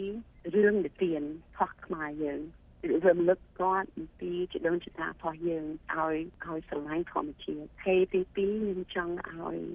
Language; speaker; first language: Khmer; early bilingual, heritage; Khmer